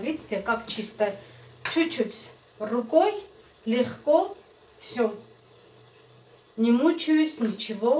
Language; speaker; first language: Russian; non-native, fluent; Armenian